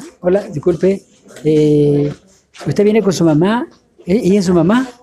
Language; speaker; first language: Spanish; native; Spanish